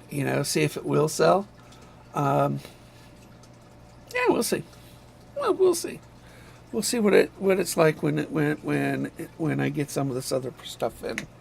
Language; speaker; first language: English; native; English